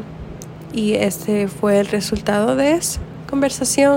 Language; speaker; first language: Spanish; early bilingual, heritage; Spanish